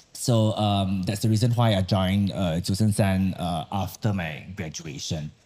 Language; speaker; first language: English; non-native, local second language; Chinese